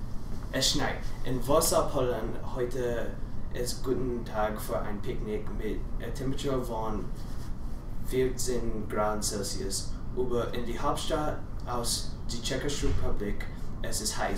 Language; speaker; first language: German; non-native, learner; English